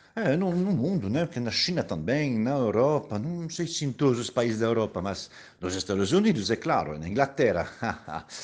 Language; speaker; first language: Portuguese; non-native, fluent; French